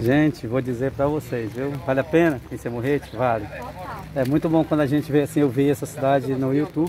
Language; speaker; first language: Portuguese; native; Portuguese